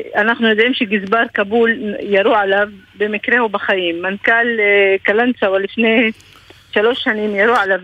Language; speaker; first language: Hebrew; non-native, local second language; Arabic